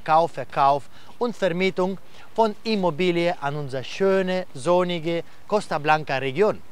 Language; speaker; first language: German; non-native, fluent; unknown